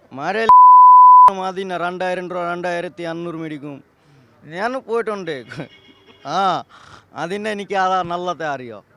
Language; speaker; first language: Malayalam; non-native, local second language; Bangla